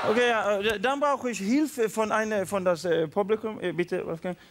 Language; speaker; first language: German; non-native, learner; Swedish